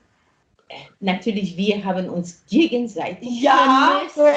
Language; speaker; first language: German; non-native, fluent; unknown